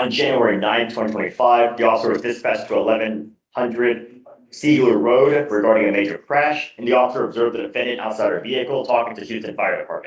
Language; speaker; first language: English; native; English